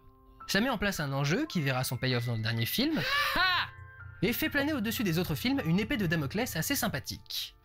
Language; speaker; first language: French; native; French